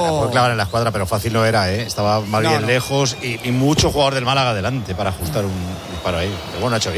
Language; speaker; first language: Spanish; native; Spanish